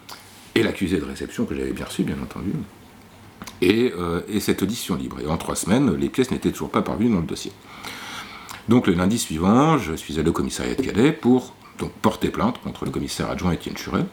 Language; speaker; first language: French; native; French